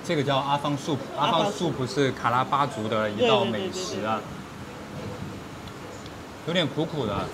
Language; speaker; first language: Chinese; native; Chinese